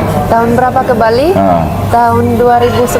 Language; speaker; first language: Indonesian; non-native, fluent; Finnish